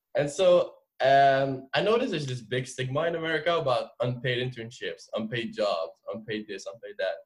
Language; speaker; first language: English; non-native, fluent; French